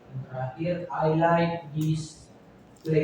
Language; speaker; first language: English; non-native, learner; Indonesian